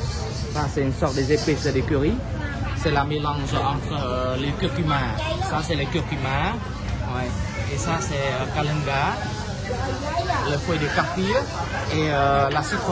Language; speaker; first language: French; non-native, fluent; Khmer